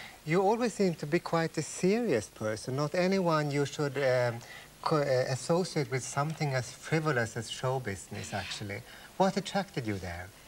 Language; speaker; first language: English; non-native, fluent; Swedish